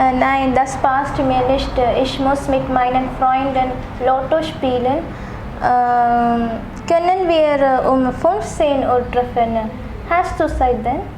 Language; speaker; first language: German; non-native, learner; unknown